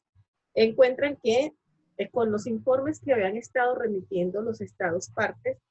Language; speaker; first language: Spanish; native; Spanish